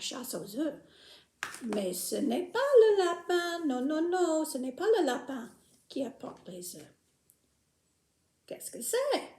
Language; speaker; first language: French; non-native, fluent; English